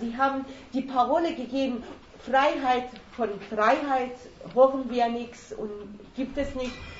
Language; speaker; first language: German; non-native, fluent; Persian